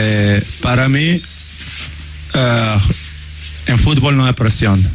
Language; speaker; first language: Spanish; non-native, learner; Portuguese